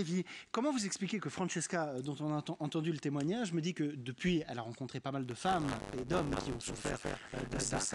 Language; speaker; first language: French; native; French